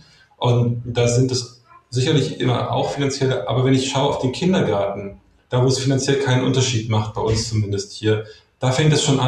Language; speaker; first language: German; native; German